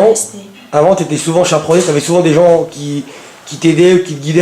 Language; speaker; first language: French; native; French